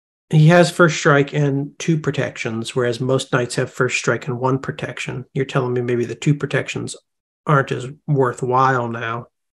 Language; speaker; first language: English; native; English